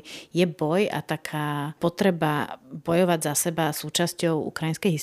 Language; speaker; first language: Slovak; native; Slovak